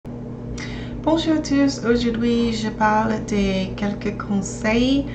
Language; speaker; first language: French; non-native, learner; English